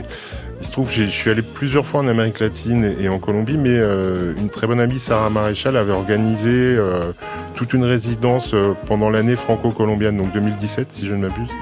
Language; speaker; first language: French; native; French